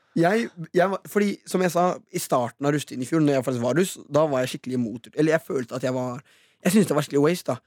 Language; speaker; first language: Norwegian; early bilingual, other home language; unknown